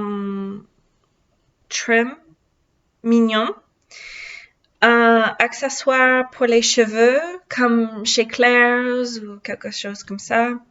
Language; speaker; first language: French; non-native, learner; English